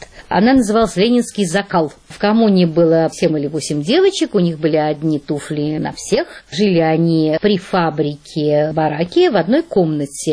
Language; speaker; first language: Russian; native; Russian